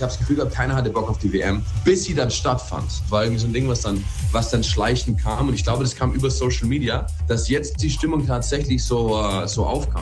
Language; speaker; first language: German; native; German